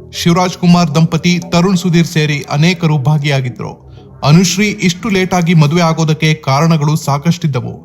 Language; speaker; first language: Kannada; native; Kannada